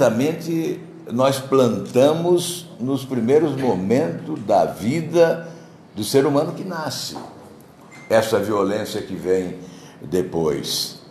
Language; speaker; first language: Portuguese; native; Portuguese